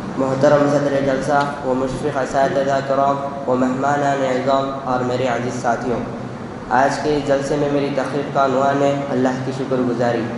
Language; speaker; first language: Urdu; native; Urdu